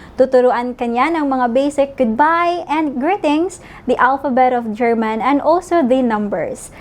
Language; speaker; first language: Filipino; non-native, local second language; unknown